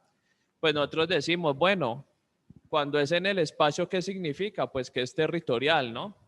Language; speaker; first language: Spanish; native; Spanish